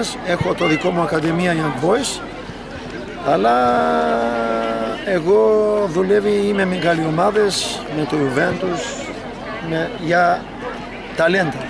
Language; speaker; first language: Greek; non-native, learner; Albanian